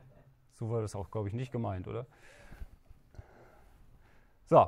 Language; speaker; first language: German; native; German